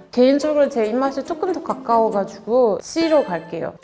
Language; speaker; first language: Korean; non-native, fluent; French